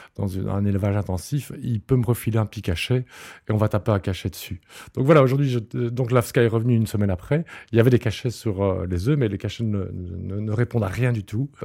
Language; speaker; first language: French; native; French